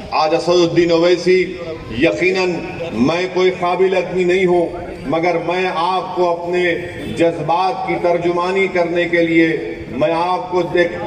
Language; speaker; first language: Urdu; native; Urdu